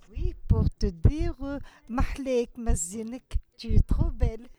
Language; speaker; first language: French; early bilingual, other home language; Arabic